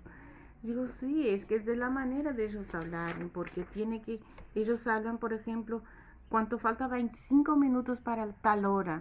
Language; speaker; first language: Spanish; non-native, fluent; Portuguese